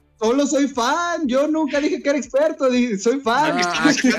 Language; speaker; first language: Spanish; native; Spanish